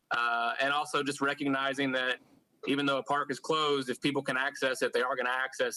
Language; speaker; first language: English; native; English